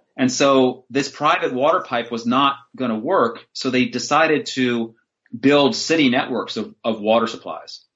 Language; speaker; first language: English; native; English